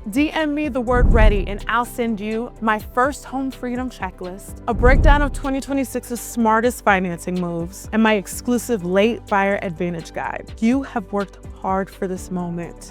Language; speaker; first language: English; native; English